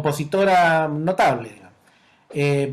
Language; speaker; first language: Spanish; native; Spanish